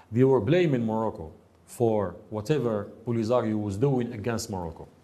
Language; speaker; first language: English; non-native, fluent; Arabic